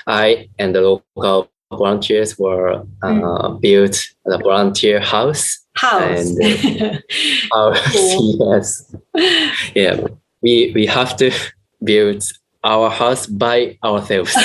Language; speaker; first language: English; non-native, learner; Japanese